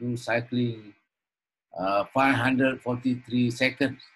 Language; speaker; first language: English; non-native, local second language; Malay